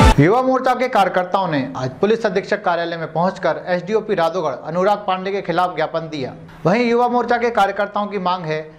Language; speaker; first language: Hindi; native; Hindi